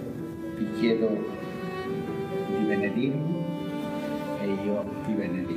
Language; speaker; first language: Italian; non-native, fluent; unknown